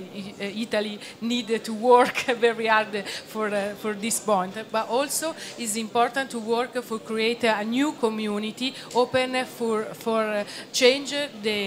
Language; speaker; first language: English; non-native, learner; Italian